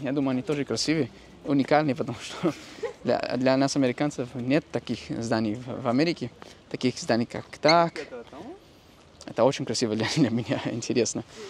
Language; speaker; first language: Russian; non-native, fluent; English